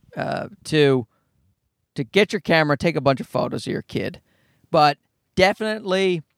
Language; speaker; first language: English; native; English